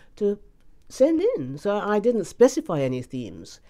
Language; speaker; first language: English; native; English